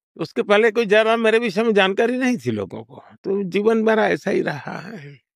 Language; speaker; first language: Hindi; non-native, local second language; Gujarati